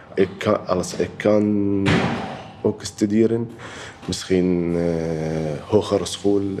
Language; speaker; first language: Dutch; non-native, learner; Arabic